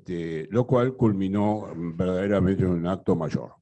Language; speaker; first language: Spanish; native; Spanish